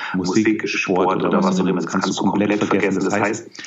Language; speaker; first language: German; native; German